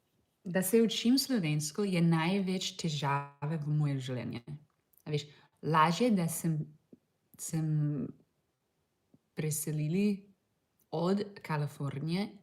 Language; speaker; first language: Slovenian; non-native, learner; English